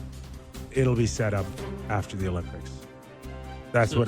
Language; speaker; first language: English; native; English